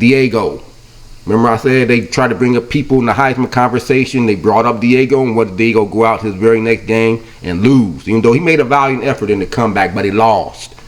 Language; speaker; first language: English; native; English